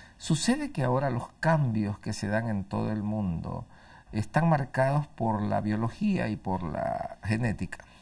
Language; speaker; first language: Spanish; native; Spanish